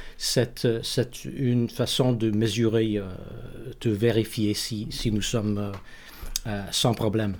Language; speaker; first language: French; non-native, learner; English